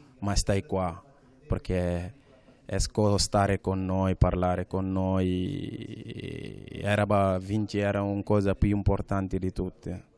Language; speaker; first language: Italian; non-native, learner; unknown